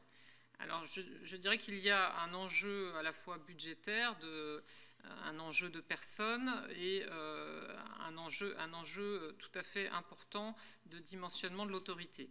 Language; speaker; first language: French; native; French